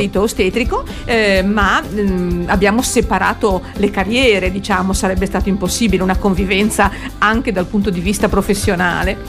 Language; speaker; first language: Italian; native; Italian